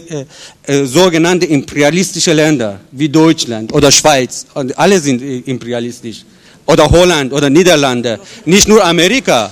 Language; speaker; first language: German; non-native, fluent; Persian